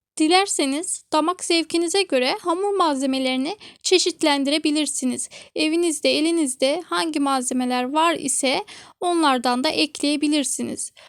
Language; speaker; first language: Turkish; native; Turkish